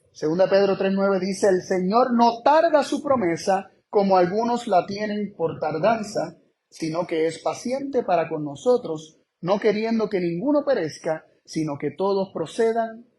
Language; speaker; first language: Spanish; native; Spanish